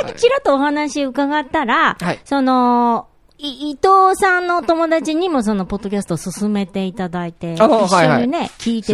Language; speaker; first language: Japanese; native; Japanese